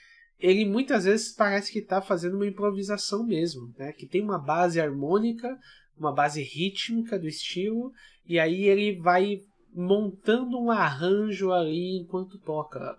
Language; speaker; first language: Portuguese; native; Portuguese